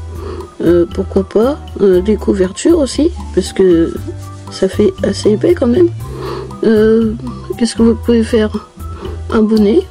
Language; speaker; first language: French; native; French